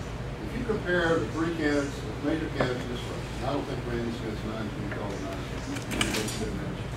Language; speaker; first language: English; native; English